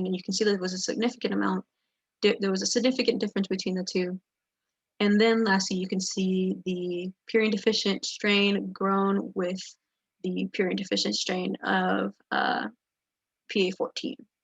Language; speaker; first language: English; native; English